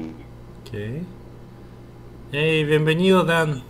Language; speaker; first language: Spanish; non-native, fluent; Korean